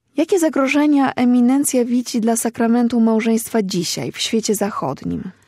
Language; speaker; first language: Polish; native; Polish